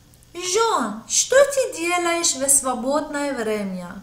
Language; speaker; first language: Russian; non-native, fluent; Persian